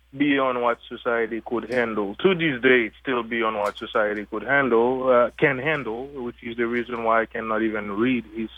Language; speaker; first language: English; non-native, fluent; French